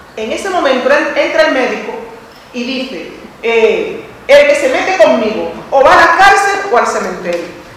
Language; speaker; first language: Spanish; native; Spanish